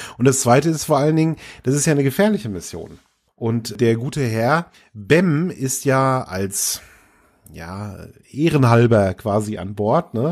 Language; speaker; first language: German; native; German